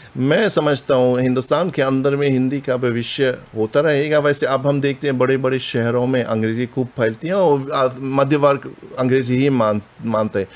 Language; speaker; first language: Hindi; non-native, fluent; German